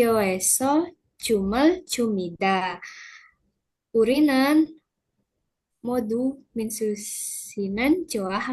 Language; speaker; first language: Korean; non-native, learner; Indonesian